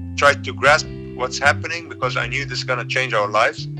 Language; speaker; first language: English; non-native, fluent; Arabic